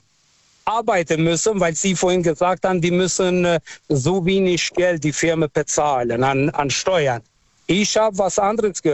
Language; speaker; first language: German; non-native, fluent; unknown